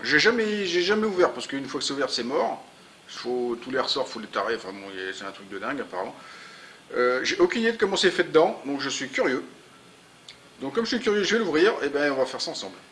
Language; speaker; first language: French; native; French